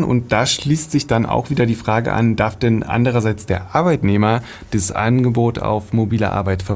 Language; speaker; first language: German; native; German